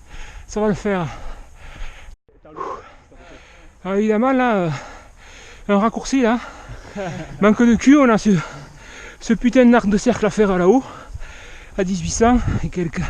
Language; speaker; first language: French; native; French